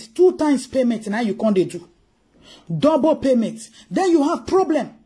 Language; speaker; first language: English; non-native, local second language; Bini